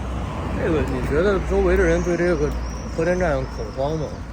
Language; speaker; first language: Chinese; native; Chinese